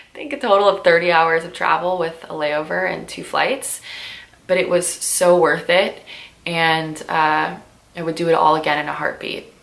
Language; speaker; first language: English; native; English